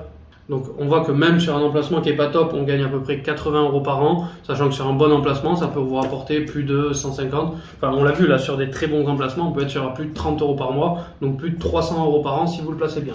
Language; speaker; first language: French; native; French